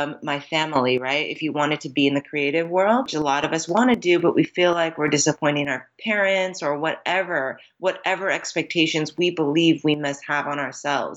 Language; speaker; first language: English; native; English